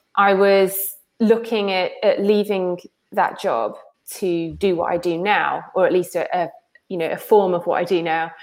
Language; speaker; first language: English; native; English